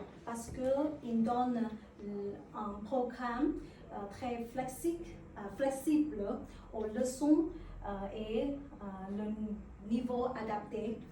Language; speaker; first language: French; non-native, learner; Vietnamese